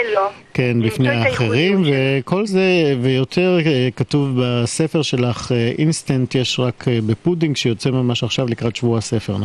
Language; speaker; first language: Hebrew; native; Hebrew